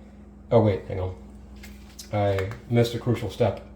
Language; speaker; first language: English; native; English